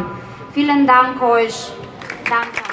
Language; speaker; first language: German; non-native, fluent; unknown